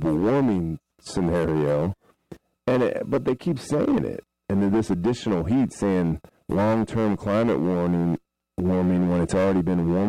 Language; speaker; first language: English; native; English